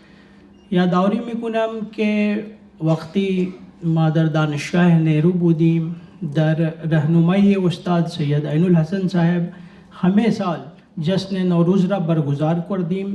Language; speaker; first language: Persian; non-native, learner; Urdu